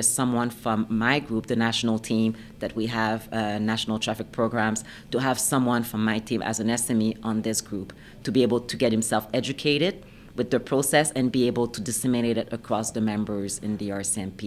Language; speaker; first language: English; non-native, fluent; French